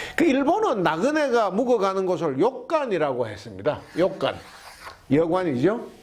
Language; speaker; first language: Korean; native; Korean